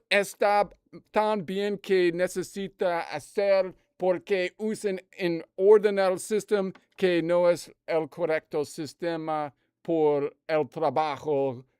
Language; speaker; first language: Spanish; non-native, learner; English